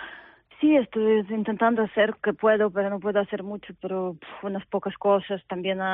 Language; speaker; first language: Spanish; non-native, fluent; Ukrainian